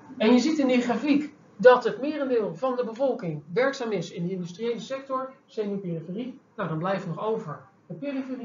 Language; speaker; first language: Dutch; native; Dutch